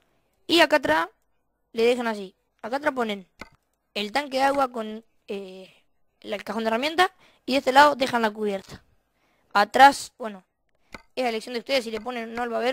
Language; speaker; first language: Spanish; native; Spanish